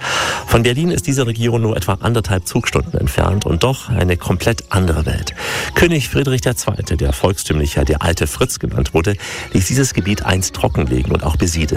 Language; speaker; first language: German; native; German